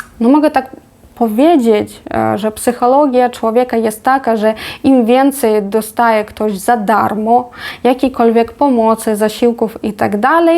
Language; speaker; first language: Polish; non-native, fluent; Ukrainian